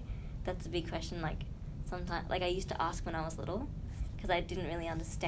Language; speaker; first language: English; native; English